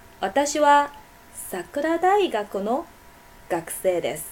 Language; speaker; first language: Japanese; non-native, fluent; Chinese